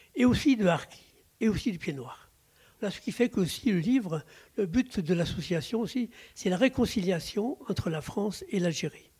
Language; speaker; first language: French; native; French